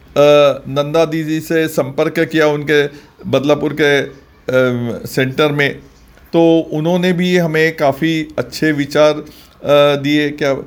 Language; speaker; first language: Hindi; non-native, local second language; Marathi